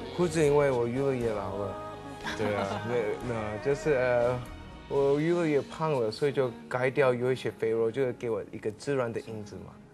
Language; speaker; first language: Chinese; non-native, learner; Korean